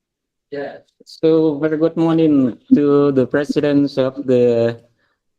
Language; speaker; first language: English; non-native, fluent; Vietnamese